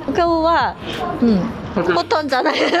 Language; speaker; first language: Japanese; non-native, learner; Korean